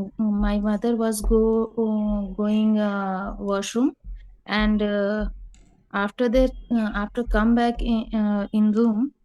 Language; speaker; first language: English; non-native, learner; Hindi